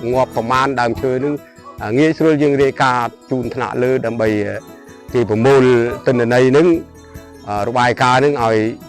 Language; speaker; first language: Khmer; non-native, local second language; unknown